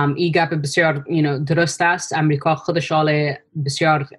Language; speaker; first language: Persian; early bilingual, heritage; Persian